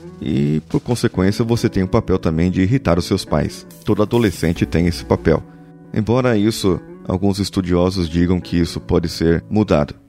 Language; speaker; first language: Portuguese; native; Portuguese